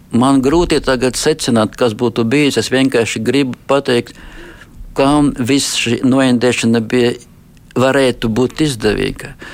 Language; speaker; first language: Latvian; non-native, local second language; Russian